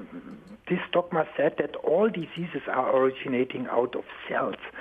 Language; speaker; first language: English; non-native, fluent; German